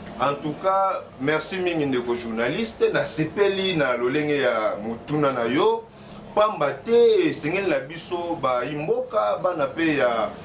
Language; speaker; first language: Lingala; native; Lingala